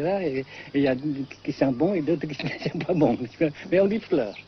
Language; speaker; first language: French; non-native, fluent; Vietnamese